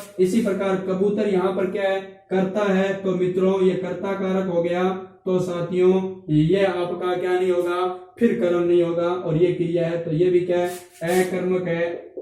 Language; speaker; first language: Hindi; native; Hindi